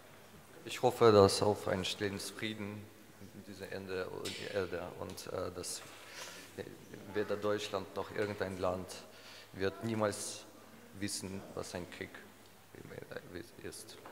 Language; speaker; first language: German; non-native, learner; Ukrainian